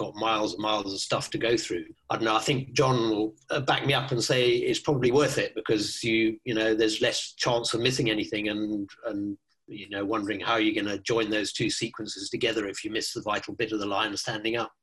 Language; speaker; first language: English; native; English